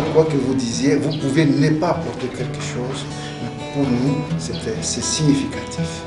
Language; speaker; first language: French; non-native, local second language; Swahili